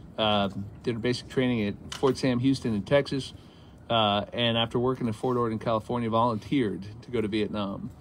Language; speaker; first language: English; native; English